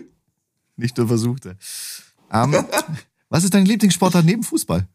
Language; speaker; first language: German; native; German